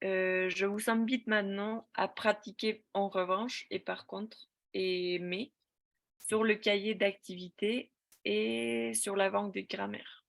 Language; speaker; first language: French; non-native, fluent; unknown